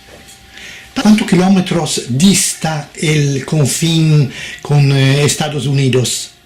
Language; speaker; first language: Spanish; non-native, fluent; Italian